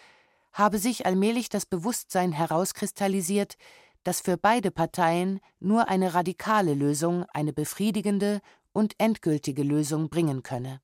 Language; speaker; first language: German; native; German